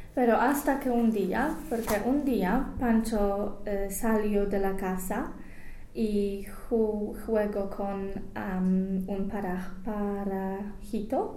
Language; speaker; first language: Spanish; non-native, learner; English